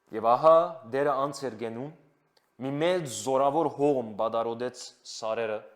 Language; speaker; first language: Armenian; early bilingual, heritage; Armenian